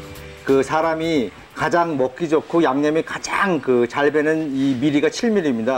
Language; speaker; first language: Korean; native; Korean